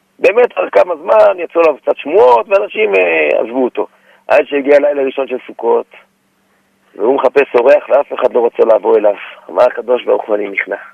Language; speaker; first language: Hebrew; native; Hebrew